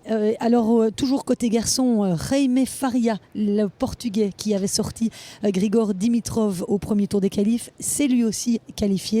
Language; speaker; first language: French; native; French